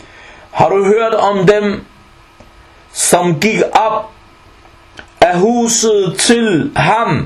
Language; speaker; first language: Danish; early bilingual, other home language; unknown